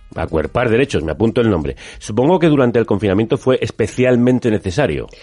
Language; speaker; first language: Spanish; native; Spanish